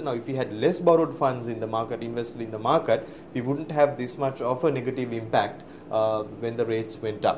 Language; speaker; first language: English; non-native, local second language; Sinhala